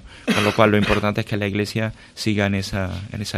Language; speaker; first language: Spanish; native; Spanish